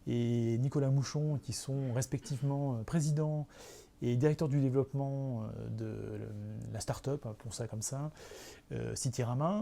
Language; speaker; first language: French; native; French